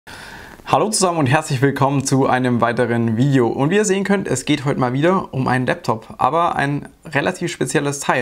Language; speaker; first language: German; native; German